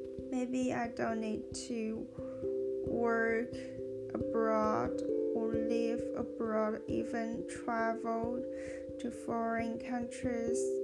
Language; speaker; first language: English; non-native, fluent; Chinese